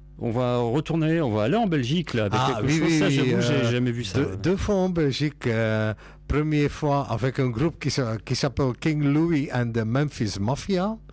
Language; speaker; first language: French; non-native, local second language; Dutch